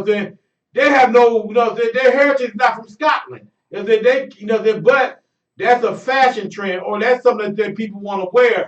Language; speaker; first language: English; native; English